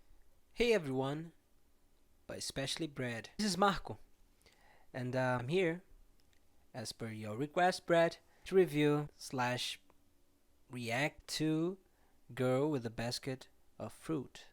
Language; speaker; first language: English; non-native, fluent; Portuguese